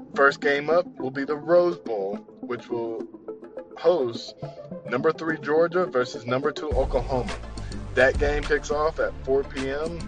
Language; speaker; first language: English; native; English